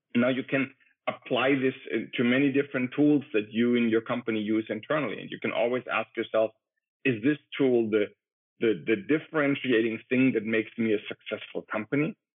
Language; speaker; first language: English; non-native, fluent; German